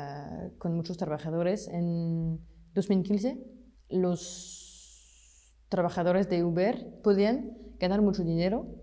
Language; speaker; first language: Spanish; non-native, fluent; French